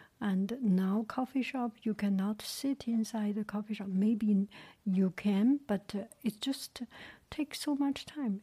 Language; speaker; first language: English; non-native, fluent; Chinese